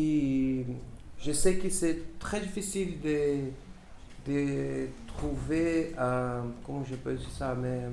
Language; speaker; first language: French; non-native, learner; Portuguese